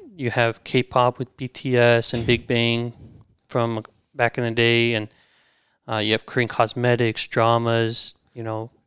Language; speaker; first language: English; native; English